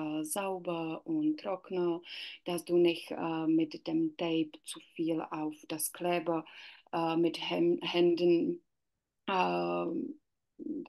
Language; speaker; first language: German; non-native, learner; Czech